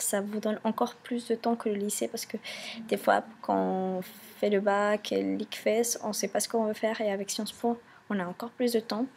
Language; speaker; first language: French; non-native, fluent; Spanish